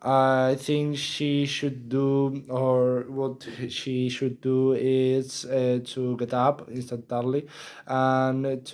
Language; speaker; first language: English; non-native, learner; Spanish